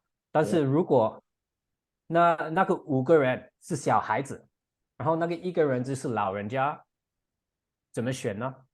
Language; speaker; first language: Chinese; non-native, fluent; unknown